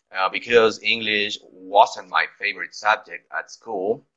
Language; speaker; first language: English; non-native, fluent; Spanish